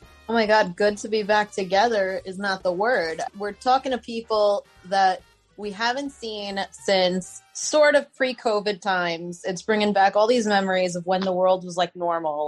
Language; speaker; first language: English; native; English